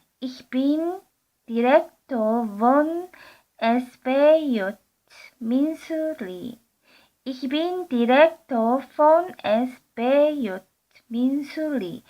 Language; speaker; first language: German; non-native, learner; Korean